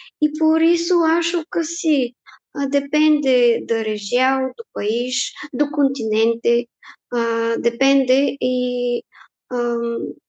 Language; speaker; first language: Portuguese; non-native, fluent; Bulgarian